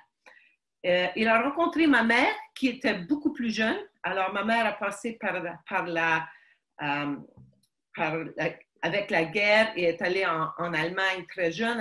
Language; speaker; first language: French; early bilingual, other home language; Ukrainian